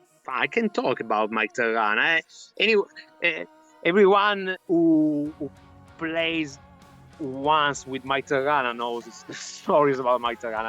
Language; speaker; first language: English; non-native, fluent; Italian